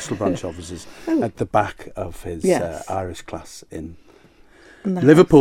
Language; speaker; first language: English; native; English